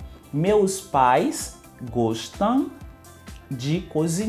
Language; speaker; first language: Portuguese; non-native, learner; Haitian Creole